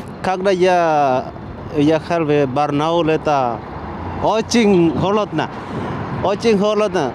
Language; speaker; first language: Russian; non-native, learner; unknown